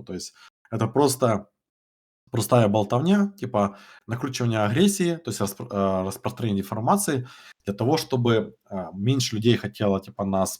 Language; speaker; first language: Russian; native; Russian